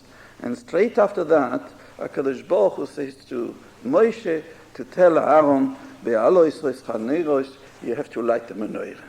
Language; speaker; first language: English; non-native, fluent; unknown